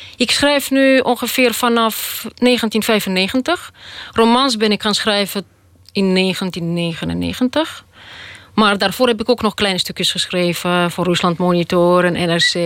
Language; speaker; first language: Dutch; non-native, fluent; Russian